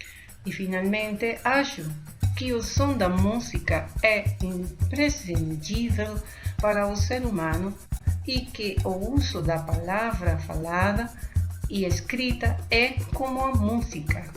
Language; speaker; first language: Portuguese; non-native, fluent; Spanish